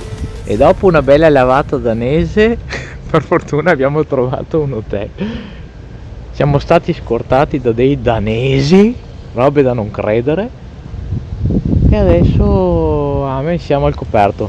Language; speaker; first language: Italian; native; Italian